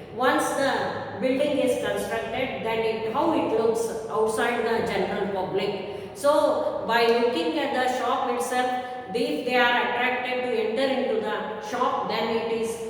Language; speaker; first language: English; non-native, local second language; Kannada